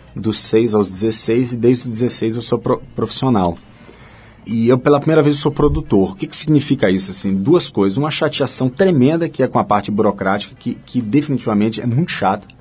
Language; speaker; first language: Portuguese; native; Portuguese